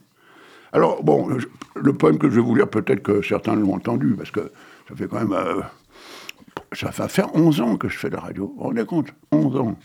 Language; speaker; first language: French; native; French